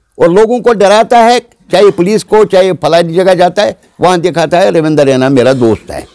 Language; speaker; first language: Hindi; non-native, local second language; Kashmiri